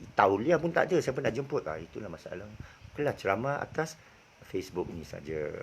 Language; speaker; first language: Malay; non-native, local second language; Chinese